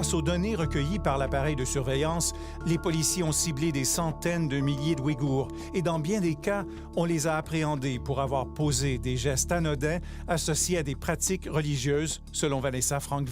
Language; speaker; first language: French; native; French